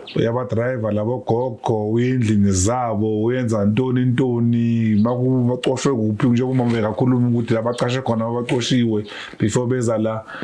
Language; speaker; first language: Zulu; native; Zulu